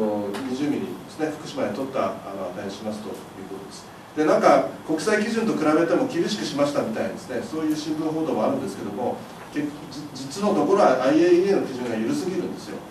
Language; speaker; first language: Japanese; native; Japanese